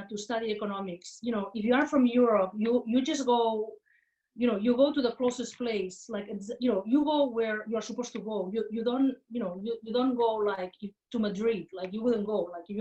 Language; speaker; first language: English; non-native, fluent; Spanish